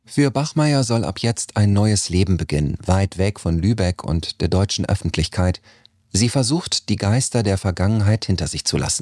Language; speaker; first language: German; native; German